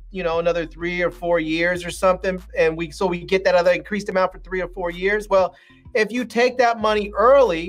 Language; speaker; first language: English; native; English